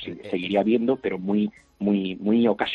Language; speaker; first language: Spanish; native; Spanish